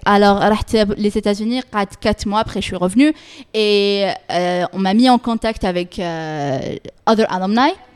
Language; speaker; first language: French; non-native, local second language; Arabic